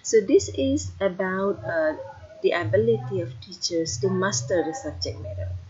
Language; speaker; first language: English; non-native, fluent; Indonesian